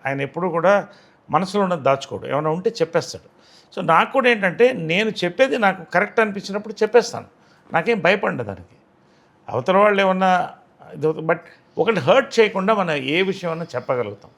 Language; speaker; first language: Telugu; native; Telugu